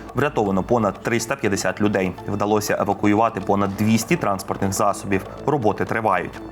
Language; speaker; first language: Ukrainian; native; Ukrainian